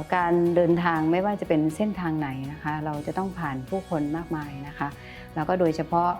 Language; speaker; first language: Thai; native; Thai